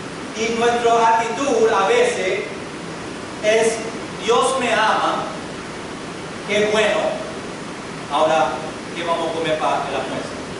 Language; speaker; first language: Spanish; non-native, fluent; English